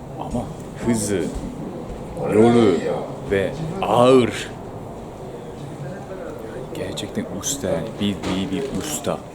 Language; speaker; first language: Turkish; non-native, fluent; Japanese